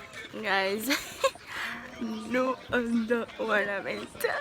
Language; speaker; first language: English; non-native, learner; Haitian Creole